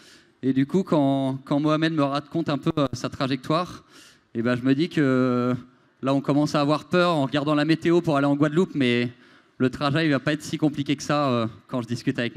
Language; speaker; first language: French; native; French